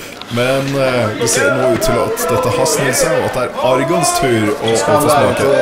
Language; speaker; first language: Norwegian; native; Norwegian